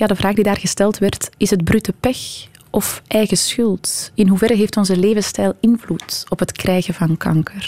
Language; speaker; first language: Dutch; native; Dutch